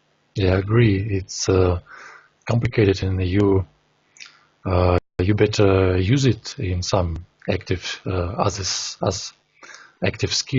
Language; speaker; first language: English; non-native, learner; Russian